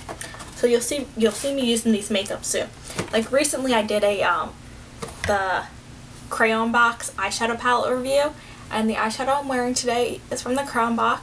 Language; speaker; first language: English; native; English